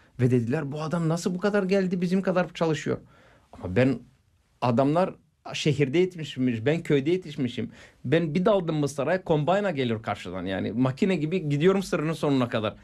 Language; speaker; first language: Turkish; non-native, fluent; Bulgarian